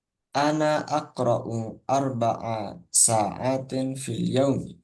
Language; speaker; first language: Arabic; non-native, fluent; Indonesian